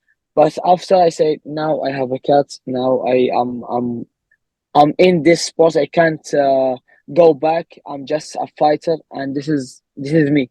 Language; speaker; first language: English; non-native, learner; Arabic